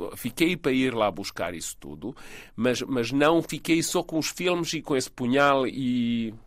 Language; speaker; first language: Portuguese; non-native, fluent; Serbian